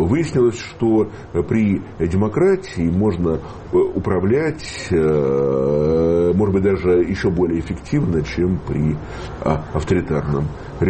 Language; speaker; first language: Russian; native; Russian